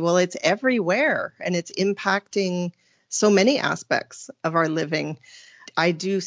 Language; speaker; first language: English; native; English